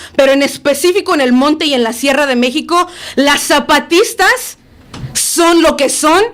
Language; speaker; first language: Spanish; early bilingual, other home language; English